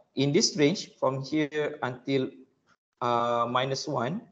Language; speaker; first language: English; non-native, local second language; Malay